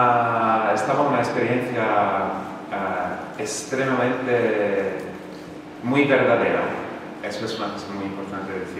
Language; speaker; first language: Spanish; non-native, fluent; English